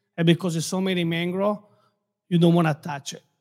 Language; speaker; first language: English; non-native, fluent; Italian